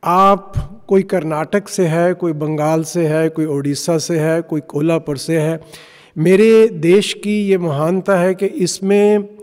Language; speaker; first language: Hindi; non-native, local second language; Punjabi